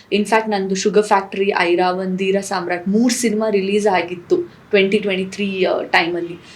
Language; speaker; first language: Kannada; non-native, local second language; Tulu